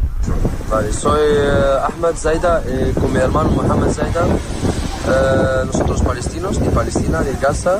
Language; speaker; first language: Spanish; non-native, learner; Arabic